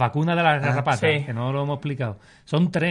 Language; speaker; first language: Spanish; native; Spanish